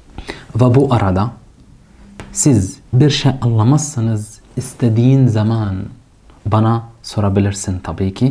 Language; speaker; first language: Turkish; non-native, fluent; Arabic